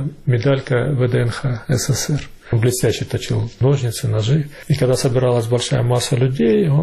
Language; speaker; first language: Russian; native; Russian